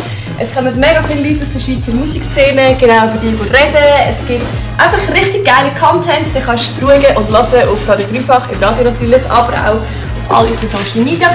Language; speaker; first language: German; native; German